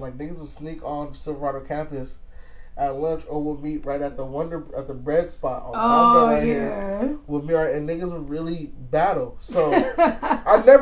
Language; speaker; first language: English; native; English